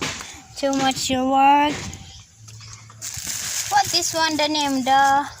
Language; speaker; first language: English; non-native, learner; Cebuano